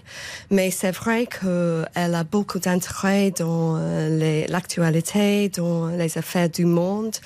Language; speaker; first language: French; non-native, fluent; English